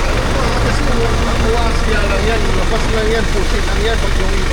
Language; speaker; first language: Filipino; non-native, learner; Chinese